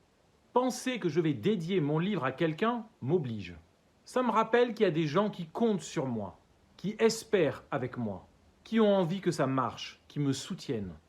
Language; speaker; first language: French; native; French